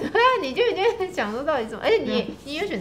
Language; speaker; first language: Chinese; native; Chinese